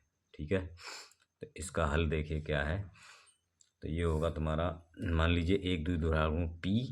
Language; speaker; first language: Hindi; native; Hindi